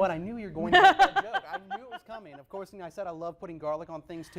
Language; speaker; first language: English; native; English